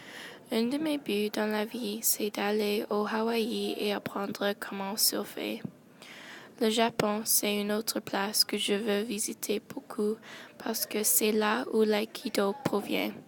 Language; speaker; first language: French; non-native, local second language; English